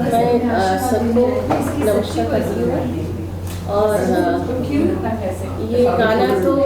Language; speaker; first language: Hindi; non-native, local second language; Bangla